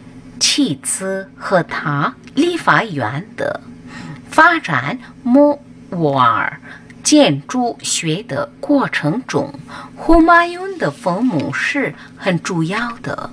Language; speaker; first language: Chinese; non-native, learner; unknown